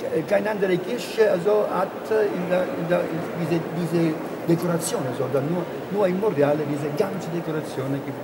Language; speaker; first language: German; non-native, learner; Italian